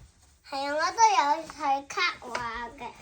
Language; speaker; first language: Cantonese; early bilingual, heritage; Cantonese